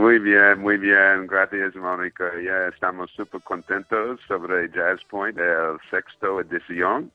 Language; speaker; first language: Spanish; non-native, fluent; English